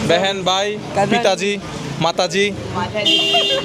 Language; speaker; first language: Hindi; non-native, learner; Bangla